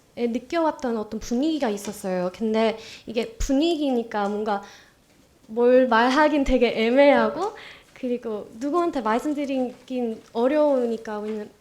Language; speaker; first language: Korean; non-native, fluent; Vietnamese